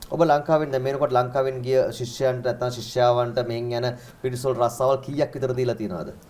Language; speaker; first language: Sinhala; native; Sinhala